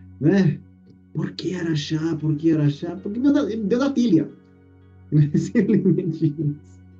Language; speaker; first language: Portuguese; native; Portuguese